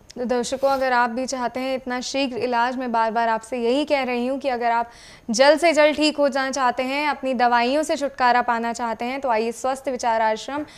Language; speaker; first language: Hindi; native; Hindi